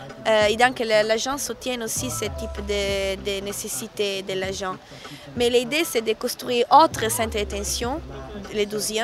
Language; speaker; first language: French; non-native, learner; Italian